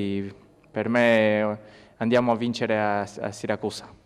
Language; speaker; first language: Italian; non-native, learner; Spanish